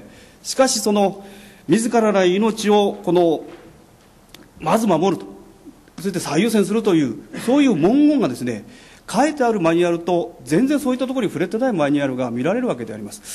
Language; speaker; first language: Japanese; native; Japanese